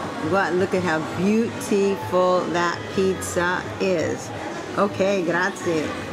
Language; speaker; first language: English; native; English